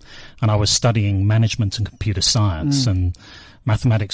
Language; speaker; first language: English; native; English